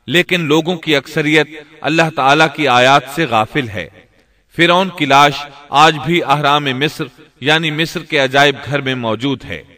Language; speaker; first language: Urdu; native; Urdu